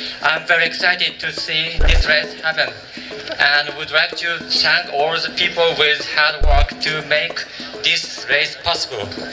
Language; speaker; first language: English; non-native, fluent; Japanese